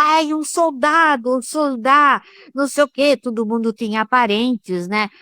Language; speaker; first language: Portuguese; early bilingual, other home language; Italian